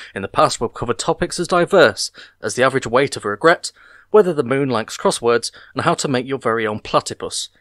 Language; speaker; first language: English; native; English